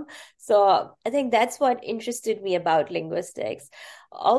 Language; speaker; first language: English; non-native, local second language; Urdu